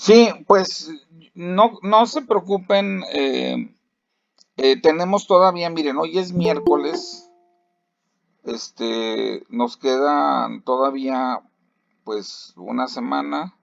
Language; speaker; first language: Spanish; native; Spanish